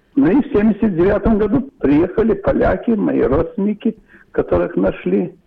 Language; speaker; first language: Russian; non-native, local second language; Polish